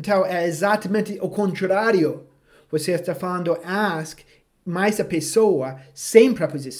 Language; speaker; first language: Portuguese; non-native, fluent; English